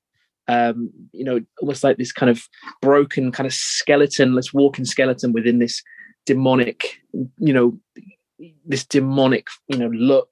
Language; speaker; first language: English; native; English